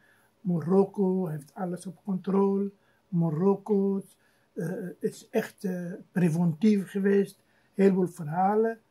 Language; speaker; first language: Dutch; non-native, fluent; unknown